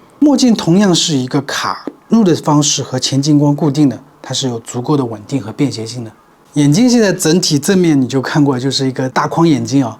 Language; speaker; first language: Chinese; native; Chinese